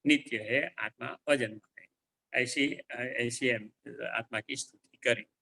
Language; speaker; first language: Hindi; non-native, local second language; Gujarati